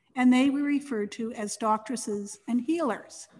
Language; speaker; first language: English; native; English